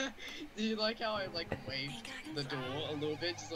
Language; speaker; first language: English; native; English